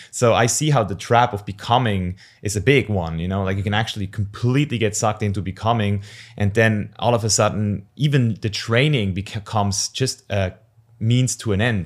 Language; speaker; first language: English; non-native, fluent; German